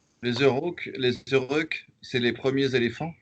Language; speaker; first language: French; native; French